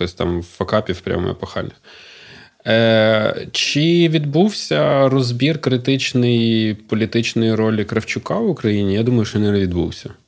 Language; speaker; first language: Ukrainian; native; Ukrainian